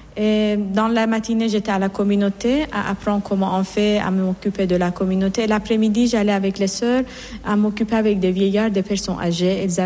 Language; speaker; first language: French; non-native, fluent; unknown